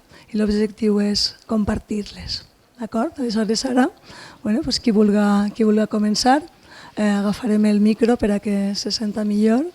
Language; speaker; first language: Catalan; native; Catalan